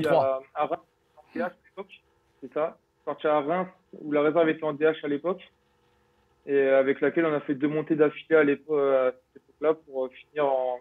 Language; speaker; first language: French; native; French